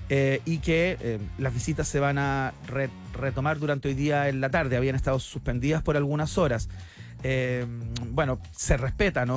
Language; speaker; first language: Spanish; native; Spanish